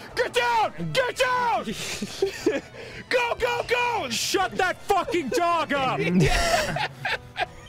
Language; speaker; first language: English; native; English